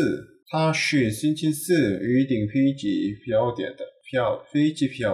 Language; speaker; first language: Chinese; non-native, learner; Korean